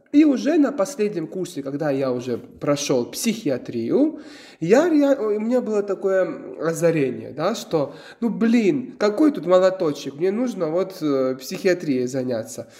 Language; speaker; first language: Russian; non-native, local second language; Georgian